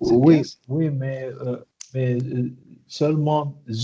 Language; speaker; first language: French; non-native, learner; Arabic